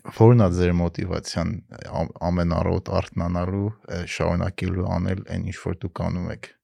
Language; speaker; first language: Armenian; native; Armenian